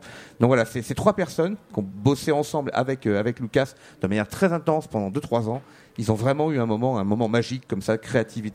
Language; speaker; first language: French; native; French